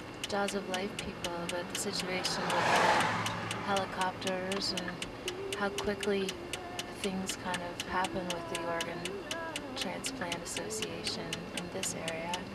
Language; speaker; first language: English; native; English